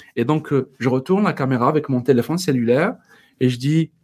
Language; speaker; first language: French; non-native, local second language; Berber languages